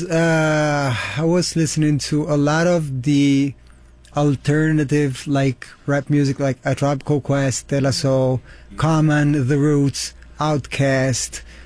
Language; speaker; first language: English; non-native, fluent; Italian